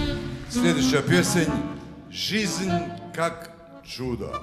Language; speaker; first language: Russian; non-native, learner; Serbian